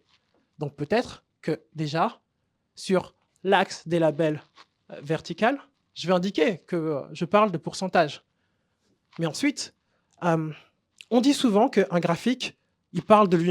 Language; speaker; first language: French; native; French